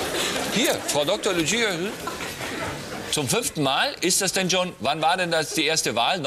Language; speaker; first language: German; native; German